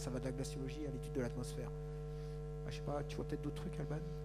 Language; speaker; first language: French; native; French